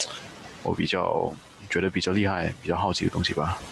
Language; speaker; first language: Chinese; early bilingual, heritage; Chinese